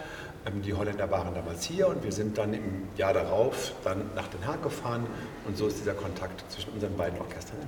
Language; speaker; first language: German; native; German